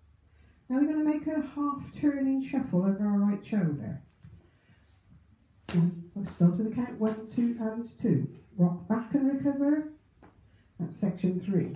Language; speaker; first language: English; native; English